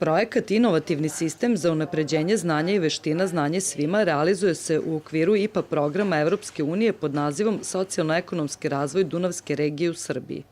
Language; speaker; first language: Serbian; native; Serbian